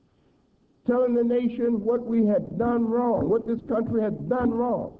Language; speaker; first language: English; native; English